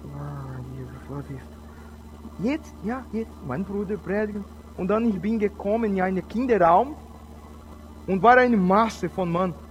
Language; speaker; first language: German; non-native, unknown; Portuguese